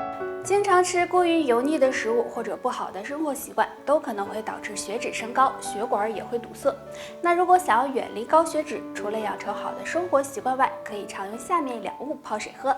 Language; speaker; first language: Chinese; native; Chinese